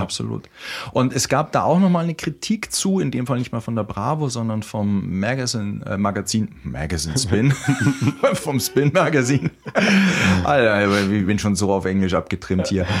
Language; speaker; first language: German; native; German